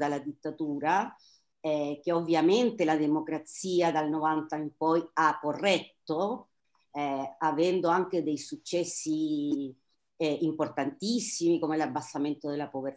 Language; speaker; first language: Italian; non-native, fluent; Spanish